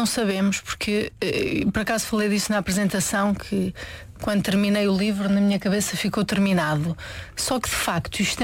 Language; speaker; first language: Portuguese; native; Portuguese